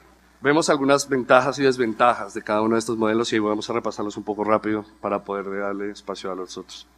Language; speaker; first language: Spanish; native; Spanish